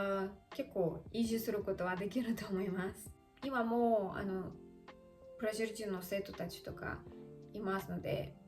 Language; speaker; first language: Japanese; non-native, learner; Russian